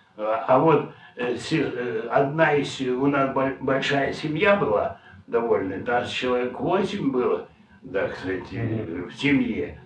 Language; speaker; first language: Russian; native; Russian